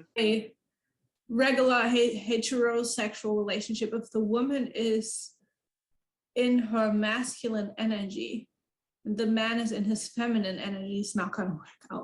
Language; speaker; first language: English; non-native, fluent; German